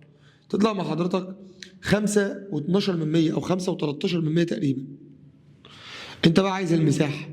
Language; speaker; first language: Arabic; native; Arabic